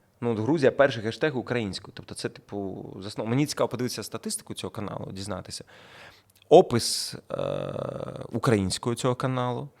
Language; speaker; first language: Ukrainian; non-native, local second language; Russian